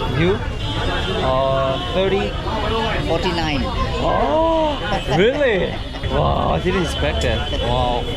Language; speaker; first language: English; non-native, learner; Korean